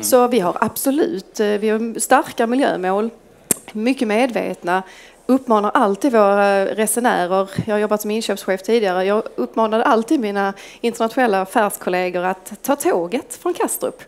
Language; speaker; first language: Swedish; native; Swedish